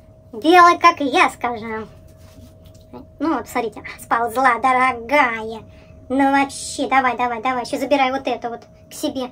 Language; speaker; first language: Russian; native; Russian